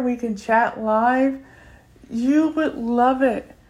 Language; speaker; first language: English; native; English